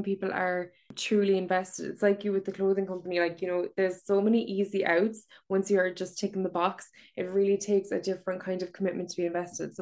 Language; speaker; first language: English; native; English